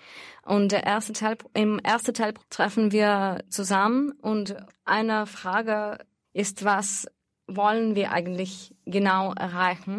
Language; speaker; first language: German; non-native, fluent; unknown